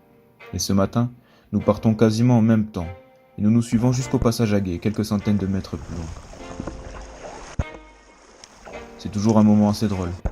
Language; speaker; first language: French; native; French